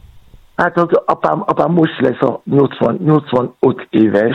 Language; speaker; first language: Hungarian; non-native, fluent; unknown